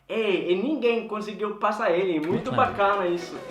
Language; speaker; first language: Portuguese; non-native, fluent; Swedish